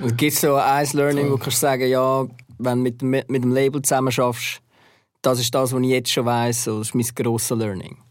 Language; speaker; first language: German; native; German